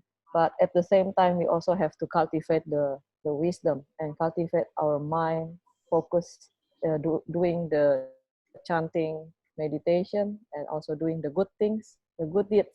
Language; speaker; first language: English; non-native, fluent; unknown